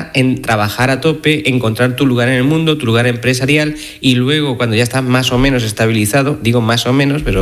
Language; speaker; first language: Spanish; native; Spanish